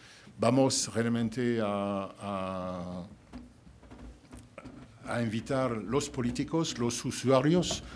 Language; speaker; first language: Spanish; non-native, fluent; French